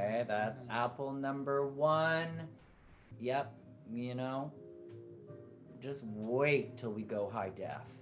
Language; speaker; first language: English; native; English